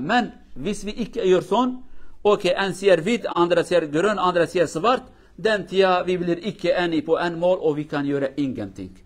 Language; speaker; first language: Swedish; non-native, learner; Kurdish